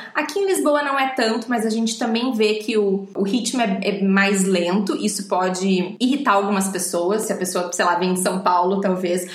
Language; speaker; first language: Portuguese; native; Portuguese